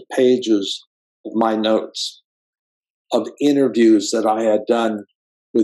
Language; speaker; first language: English; native; English